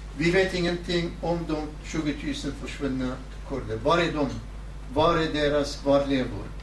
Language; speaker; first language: Swedish; non-native, fluent; Southern Kurdish